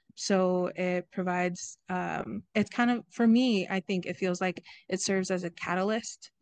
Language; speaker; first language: English; native; English